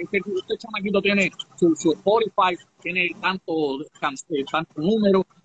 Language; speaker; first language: Spanish; native; Spanish